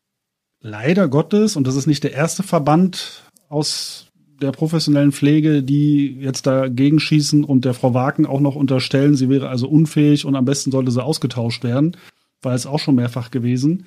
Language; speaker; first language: German; native; German